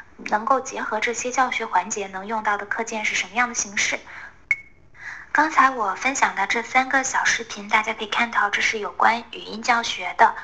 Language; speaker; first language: Chinese; native; Chinese